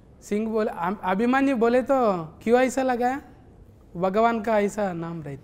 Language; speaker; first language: Hindi; non-native, local second language; Telugu